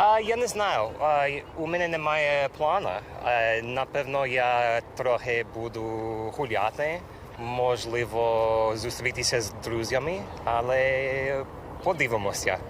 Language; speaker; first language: Ukrainian; non-native, learner; English